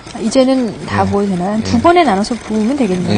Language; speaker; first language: Korean; native; Korean